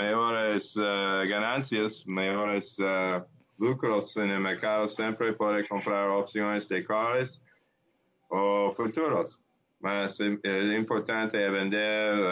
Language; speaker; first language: Portuguese; non-native, learner; English